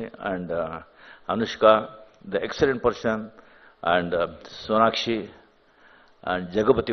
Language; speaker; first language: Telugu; non-native, fluent; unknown